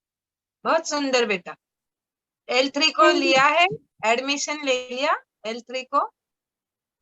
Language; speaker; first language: Hindi; native; Hindi